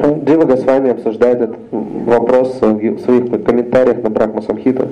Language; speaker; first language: Russian; native; Russian